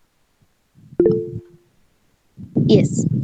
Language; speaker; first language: English; non-native, learner; Arabic